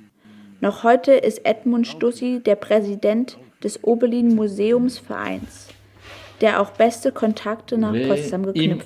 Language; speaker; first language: German; native; German